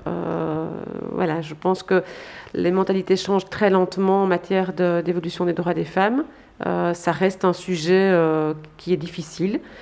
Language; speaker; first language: French; native; French